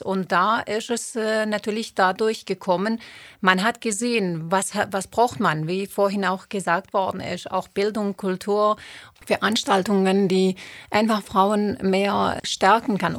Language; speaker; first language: German; non-native, fluent; Turoyo